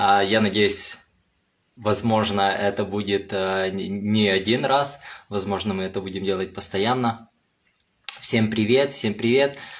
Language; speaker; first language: Russian; native; Russian